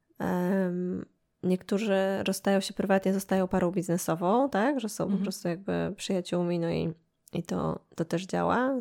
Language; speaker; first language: Polish; native; Polish